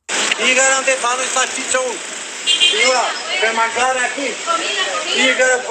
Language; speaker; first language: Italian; non-native, fluent; Albanian